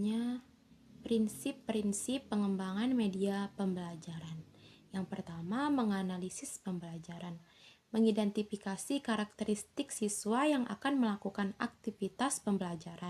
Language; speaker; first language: Indonesian; native; Indonesian